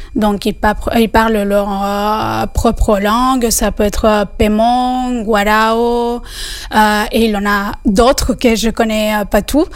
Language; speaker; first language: French; non-native, fluent; Spanish